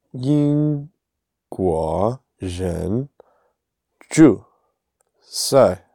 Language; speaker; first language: Chinese; non-native, learner; English